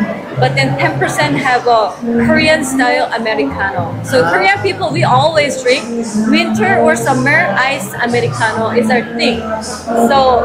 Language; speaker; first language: English; non-native, fluent; Korean